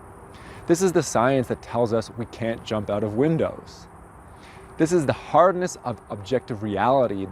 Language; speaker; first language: English; native; English